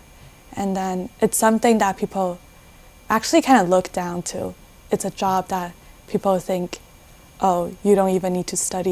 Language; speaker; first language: English; non-native, fluent; Chinese